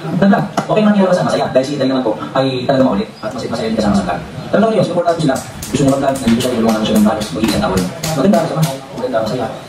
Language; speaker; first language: Filipino; native; Filipino